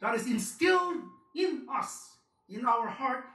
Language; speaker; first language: English; non-native, local second language; Filipino